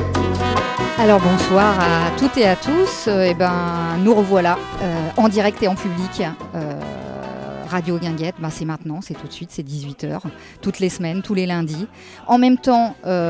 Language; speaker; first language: French; native; French